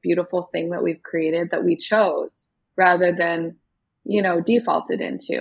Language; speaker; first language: English; native; English